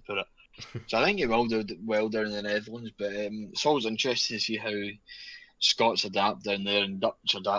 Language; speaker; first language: English; native; English